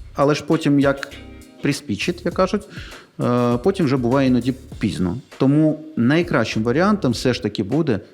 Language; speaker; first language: Ukrainian; native; Ukrainian